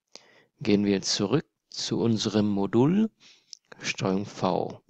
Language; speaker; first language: German; non-native, fluent; Vietnamese